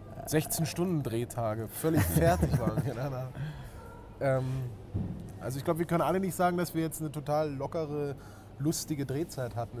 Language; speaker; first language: German; native; German